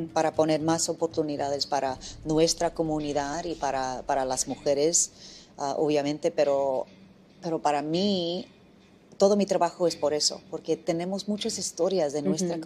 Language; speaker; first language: Spanish; non-native, fluent; English